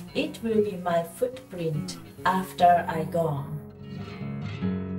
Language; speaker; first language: English; non-native, fluent; Japanese